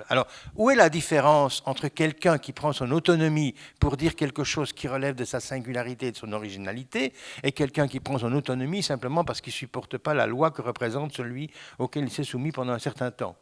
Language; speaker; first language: French; native; French